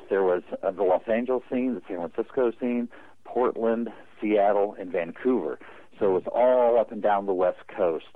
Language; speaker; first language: English; native; English